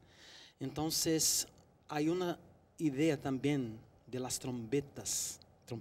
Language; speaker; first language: Spanish; non-native, fluent; Portuguese